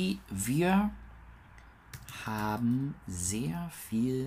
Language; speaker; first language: German; non-native, learner; English